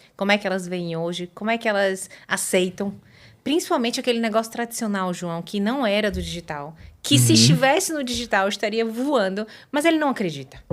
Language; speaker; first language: Portuguese; native; Portuguese